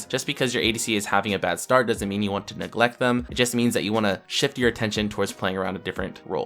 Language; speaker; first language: English; native; English